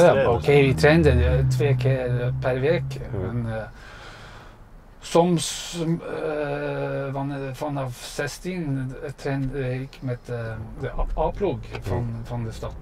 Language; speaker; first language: Dutch; non-native, fluent; Norwegian